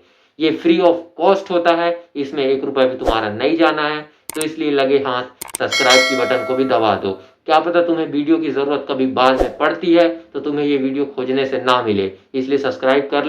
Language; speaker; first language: Hindi; native; Hindi